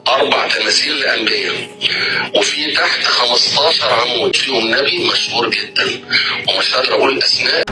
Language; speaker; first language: Arabic; native; Arabic